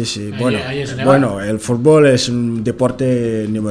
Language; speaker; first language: Spanish; non-native, learner; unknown